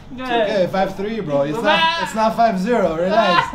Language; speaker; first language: English; non-native, learner; Arabic